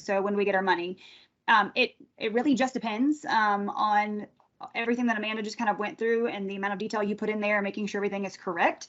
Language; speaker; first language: English; native; English